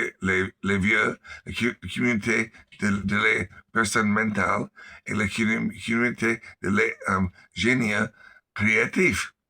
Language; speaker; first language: French; non-native, learner; English